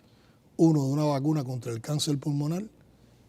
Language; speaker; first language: Spanish; native; Spanish